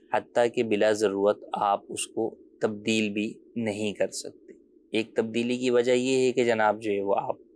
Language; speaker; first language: Urdu; native; Urdu